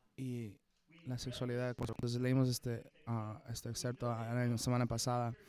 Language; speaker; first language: Spanish; non-native, fluent; English